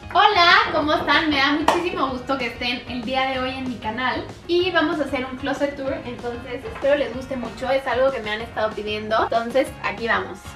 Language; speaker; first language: Spanish; native; Spanish